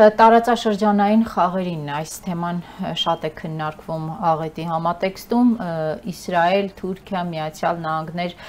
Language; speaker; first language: Armenian; native; Armenian